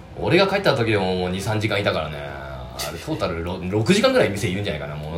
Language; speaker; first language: Japanese; native; Japanese